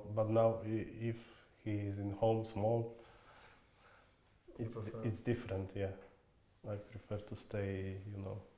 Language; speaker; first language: English; non-native, fluent; Polish